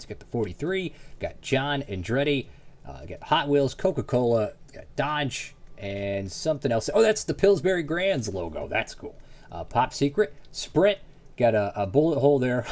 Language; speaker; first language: English; native; English